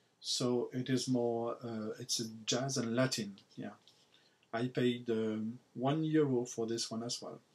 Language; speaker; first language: English; non-native, learner; French